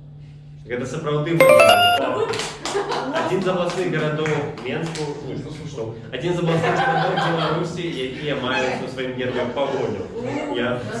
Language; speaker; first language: Belarusian; non-native, local second language; Russian